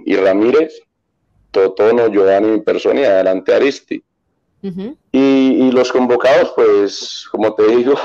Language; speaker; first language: Spanish; native; Spanish